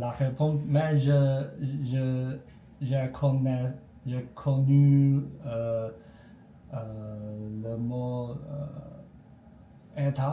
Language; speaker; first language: French; non-native, learner; Chinese